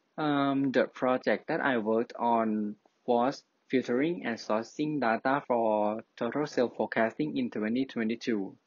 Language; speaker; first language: English; non-native, fluent; Thai